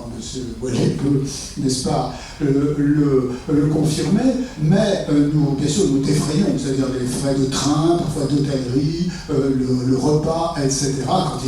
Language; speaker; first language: French; native; French